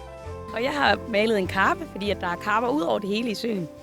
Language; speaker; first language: Danish; native; Danish